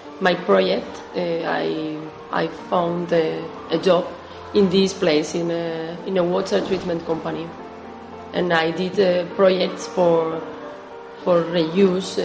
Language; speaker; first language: English; non-native, fluent; Spanish